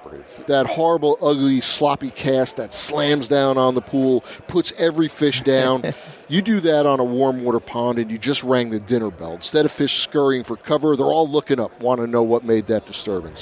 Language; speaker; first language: English; native; English